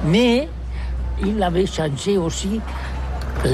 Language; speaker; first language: French; non-native, learner; Catalan